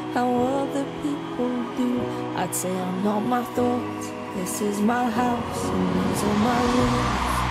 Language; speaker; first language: English; native; English